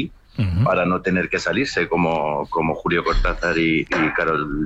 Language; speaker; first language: Spanish; native; Spanish